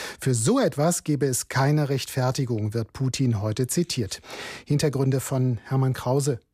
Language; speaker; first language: German; native; German